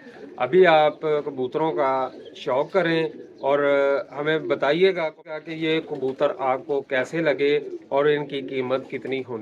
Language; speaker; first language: Hindi; non-native, local second language; Punjabi